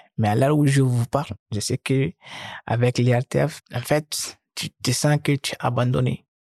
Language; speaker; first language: French; non-native, local second language; Fula